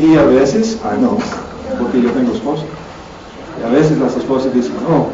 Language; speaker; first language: Spanish; non-native, learner; English